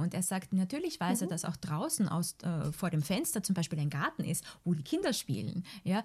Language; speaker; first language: German; native; German